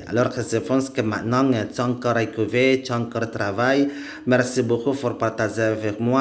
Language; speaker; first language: French; non-native, learner; Indonesian